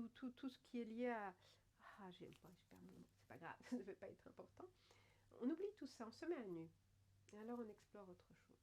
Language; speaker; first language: French; native; French